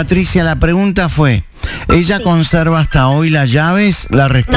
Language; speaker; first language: Spanish; native; Spanish